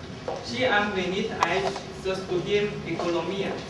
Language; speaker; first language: Romanian; non-native, learner; Chinese